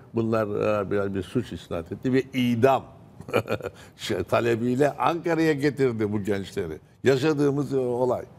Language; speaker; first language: Turkish; native; Turkish